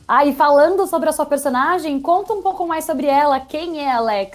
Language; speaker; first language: Portuguese; native; Portuguese